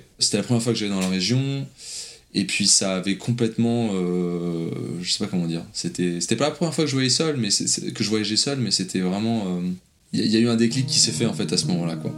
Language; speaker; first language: French; native; French